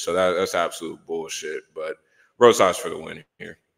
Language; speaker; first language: English; native; English